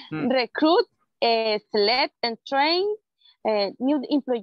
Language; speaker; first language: English; non-native, learner; Spanish